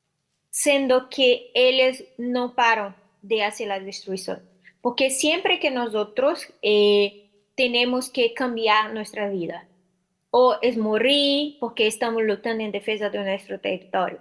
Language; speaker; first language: Spanish; non-native, learner; Portuguese